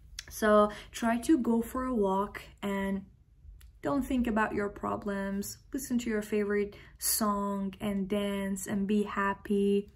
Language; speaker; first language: English; non-native, fluent; Persian